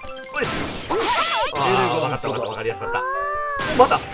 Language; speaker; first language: Japanese; native; Japanese